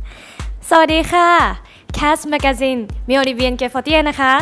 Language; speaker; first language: Thai; non-native, learner; Japanese